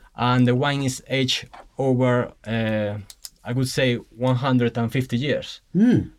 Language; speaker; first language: English; non-native, fluent; Spanish